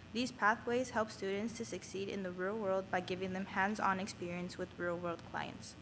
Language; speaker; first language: English; non-native, fluent; Spanish